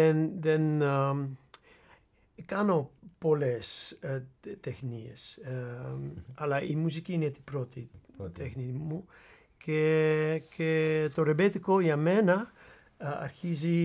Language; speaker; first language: Greek; non-native, learner; Dutch